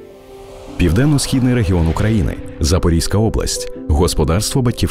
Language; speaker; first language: Ukrainian; native; Ukrainian